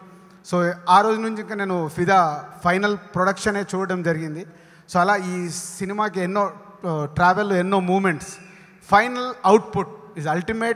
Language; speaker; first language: Telugu; native; Telugu